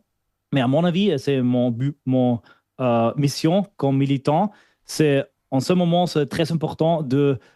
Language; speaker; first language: French; non-native, fluent; German